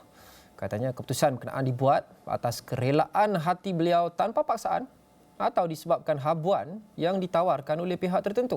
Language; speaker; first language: Malay; native; Malay